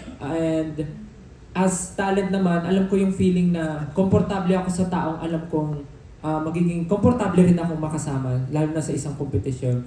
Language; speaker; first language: Filipino; native; Filipino